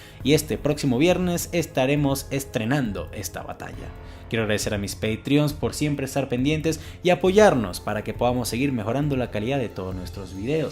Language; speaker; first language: Spanish; native; Spanish